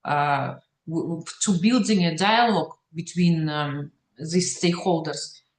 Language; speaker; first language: English; non-native, learner; Russian